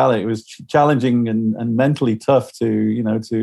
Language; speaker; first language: English; native; English